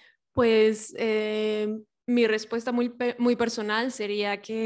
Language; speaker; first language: Spanish; early bilingual, heritage; Spanish